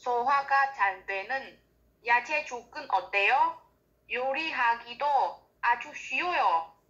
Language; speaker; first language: Korean; non-native, learner; Vietnamese